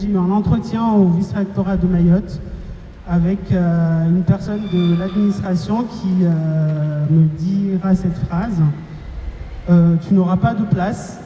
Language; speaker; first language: French; non-native, local second language; Comorian